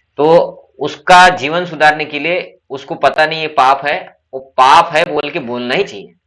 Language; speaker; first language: Hindi; non-native, local second language; Marathi